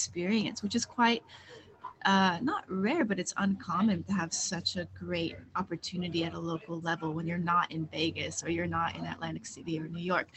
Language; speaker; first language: English; native; English